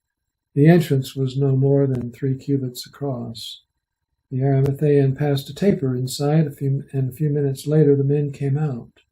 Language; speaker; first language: English; native; English